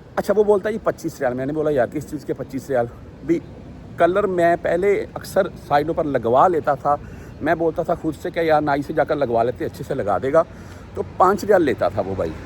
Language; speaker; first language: Urdu; non-native, local second language; Punjabi